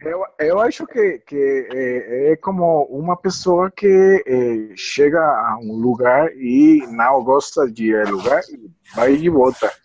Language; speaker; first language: Portuguese; non-native, learner; Spanish